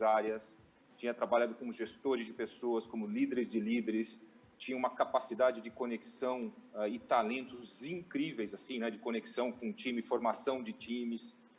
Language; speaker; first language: Portuguese; native; Portuguese